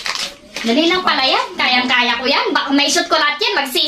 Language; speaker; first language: Filipino; native; Filipino